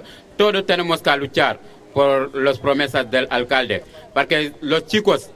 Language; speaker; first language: Spanish; non-native, fluent; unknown